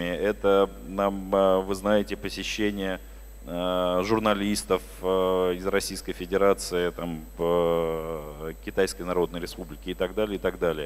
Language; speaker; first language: Russian; native; Russian